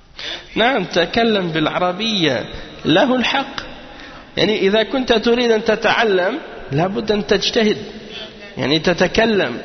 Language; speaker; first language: Arabic; non-native, fluent; French